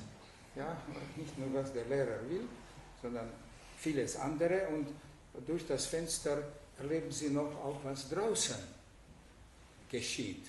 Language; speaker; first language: German; non-native, fluent; Hungarian